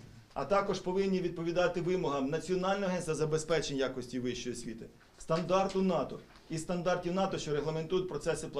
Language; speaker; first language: Ukrainian; native; Ukrainian